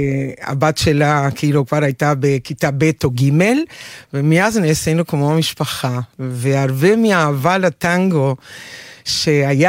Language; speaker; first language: Hebrew; non-native, fluent; Spanish